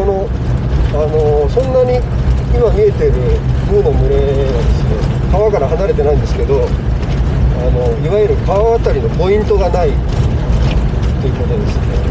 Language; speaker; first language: Japanese; native; Japanese